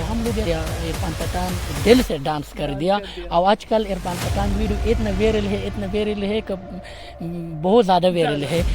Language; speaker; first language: Hindi; non-native, learner; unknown